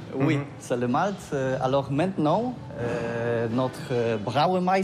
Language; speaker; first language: French; non-native, learner; Polish